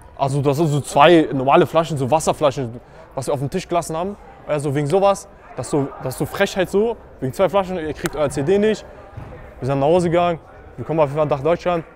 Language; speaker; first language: German; early bilingual, other home language; Kurdish